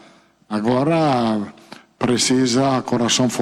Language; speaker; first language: Portuguese; non-native, fluent; Italian